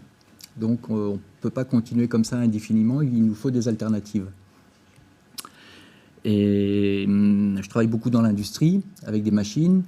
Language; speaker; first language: French; native; French